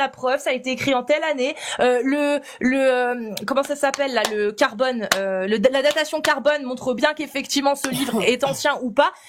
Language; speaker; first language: French; native; French